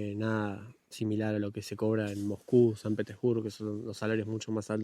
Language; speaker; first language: Spanish; native; Spanish